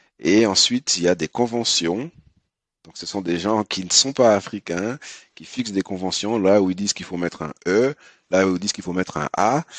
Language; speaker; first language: French; early bilingual, other home language; Haitian Creole